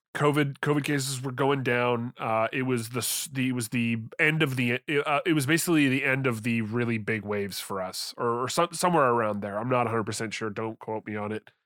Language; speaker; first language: English; native; English